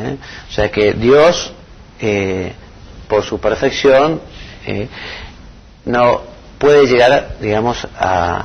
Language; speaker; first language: Spanish; native; Spanish